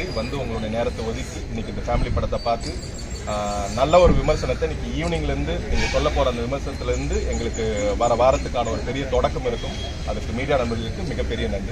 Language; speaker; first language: Tamil; native; Tamil